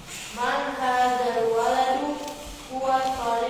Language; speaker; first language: Arabic; non-native, learner; Indonesian